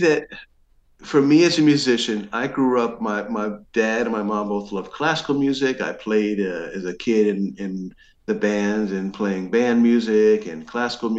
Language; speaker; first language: English; native; English